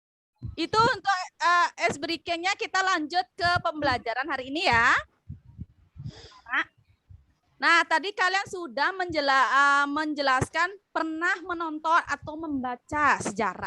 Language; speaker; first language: Indonesian; native; Indonesian